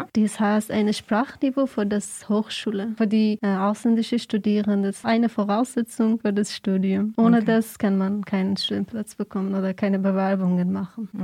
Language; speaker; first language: German; non-native, fluent; Persian